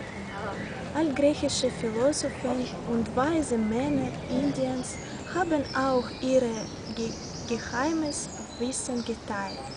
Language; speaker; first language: German; non-native, fluent; Russian